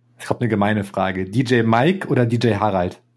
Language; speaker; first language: German; native; German